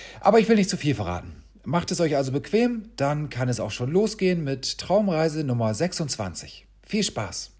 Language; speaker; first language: German; native; German